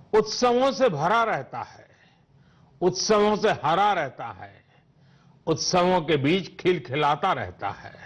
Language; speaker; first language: Hindi; non-native, local second language; Gujarati